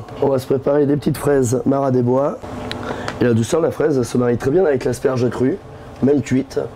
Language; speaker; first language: French; native; French